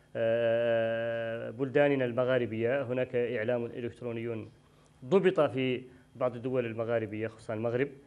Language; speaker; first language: Arabic; native; Arabic